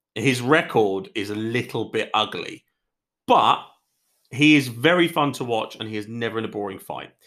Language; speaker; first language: English; native; English